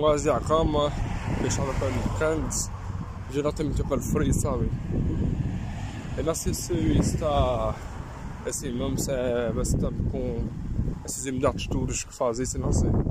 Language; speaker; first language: Portuguese; early bilingual, heritage; Portuguese